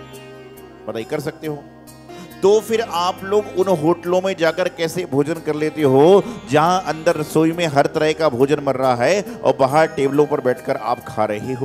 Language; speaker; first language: Hindi; native; Hindi